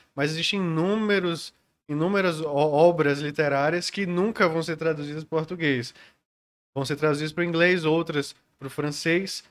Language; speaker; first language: Portuguese; native; Portuguese